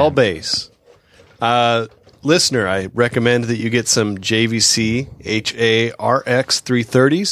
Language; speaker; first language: English; native; English